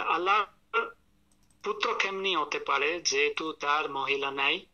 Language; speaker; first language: Bangla; non-native, fluent; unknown